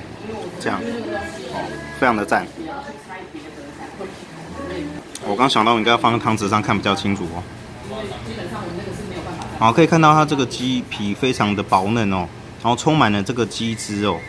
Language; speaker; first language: Chinese; native; Chinese